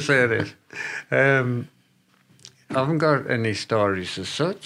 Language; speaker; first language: English; native; English